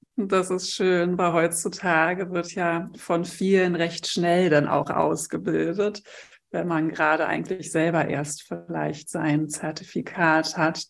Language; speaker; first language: German; native; German